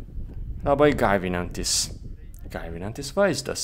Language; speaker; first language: Lithuanian; non-native, fluent; Japanese